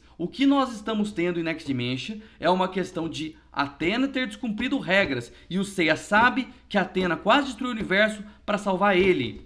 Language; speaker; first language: Portuguese; native; Portuguese